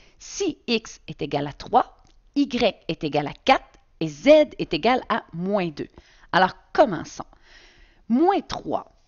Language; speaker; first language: French; native; French